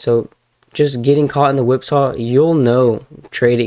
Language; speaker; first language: English; native; English